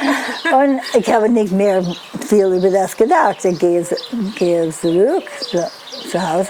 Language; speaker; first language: German; non-native, learner; English